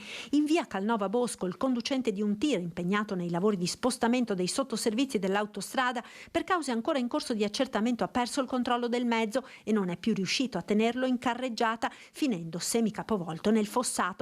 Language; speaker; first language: Italian; native; Italian